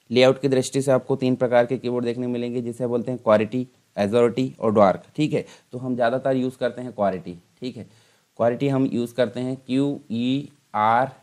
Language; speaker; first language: Hindi; native; Hindi